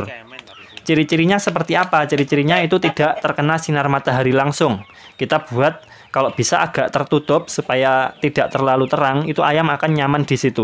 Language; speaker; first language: Indonesian; native; Indonesian